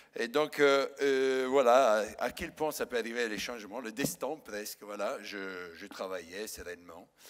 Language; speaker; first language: French; non-native, fluent; Italian